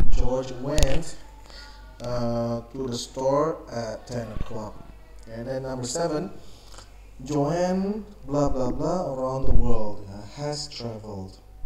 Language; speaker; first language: English; non-native, fluent; Indonesian